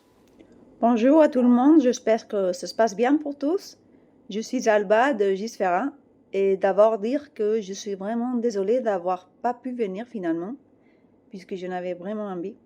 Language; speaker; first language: French; non-native, fluent; Catalan